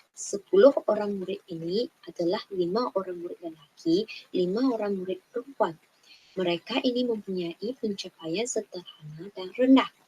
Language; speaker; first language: Malay; non-native, local second language; Chinese